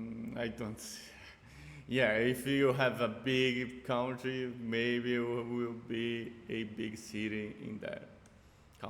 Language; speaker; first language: English; non-native, fluent; Portuguese